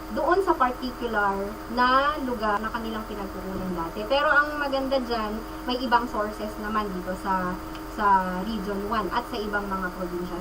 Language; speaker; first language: Filipino; non-native, local second language; Iloko